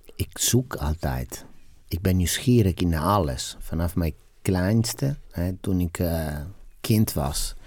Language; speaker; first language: Dutch; non-native, fluent; Italian